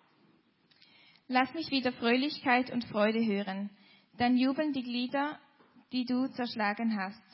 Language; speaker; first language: German; native; German